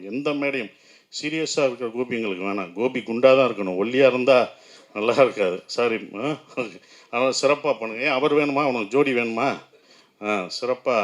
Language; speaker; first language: Tamil; native; Tamil